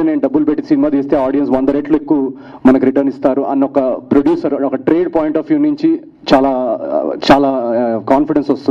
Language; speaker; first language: Telugu; native; Telugu